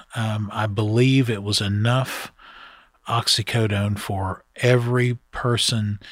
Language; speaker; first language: English; native; English